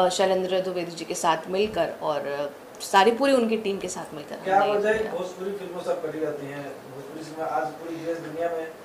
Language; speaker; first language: Hindi; native; Hindi